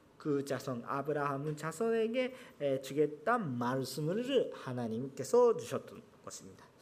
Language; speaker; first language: Korean; non-native, fluent; Japanese